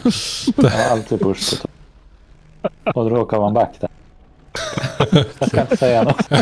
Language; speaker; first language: Swedish; native; Swedish